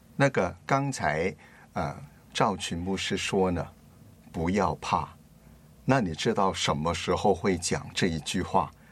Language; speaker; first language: Chinese; non-native, local second language; Cantonese